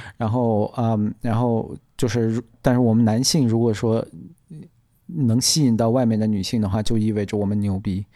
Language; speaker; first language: Chinese; native; Chinese